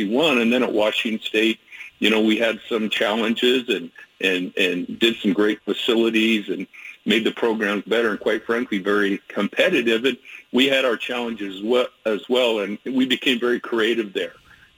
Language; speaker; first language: English; native; English